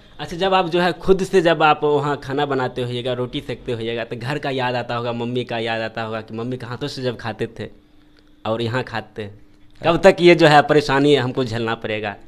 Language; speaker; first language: Hindi; native; Hindi